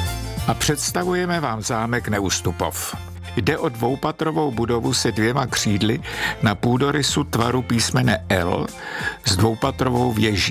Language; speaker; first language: Czech; native; Czech